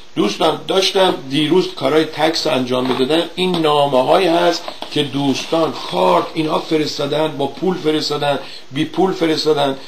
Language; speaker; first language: Persian; native; Persian